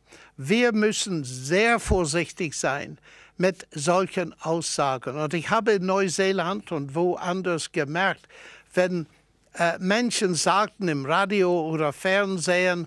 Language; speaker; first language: German; non-native, fluent; English